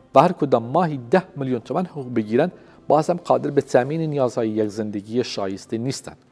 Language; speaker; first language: Persian; non-native, local second language; Central Kurdish